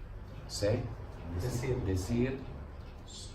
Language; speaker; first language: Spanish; non-native, learner; English